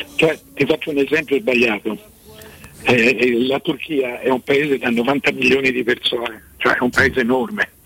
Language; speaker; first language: Italian; native; Italian